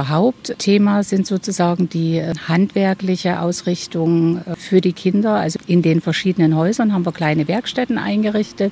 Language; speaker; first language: German; native; German